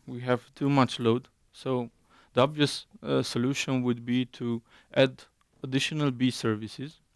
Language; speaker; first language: English; non-native, fluent; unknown